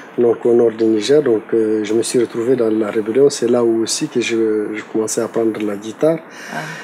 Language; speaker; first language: French; non-native, local second language; Tamasheq